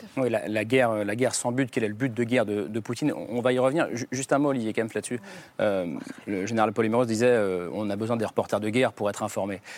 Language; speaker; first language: French; native; French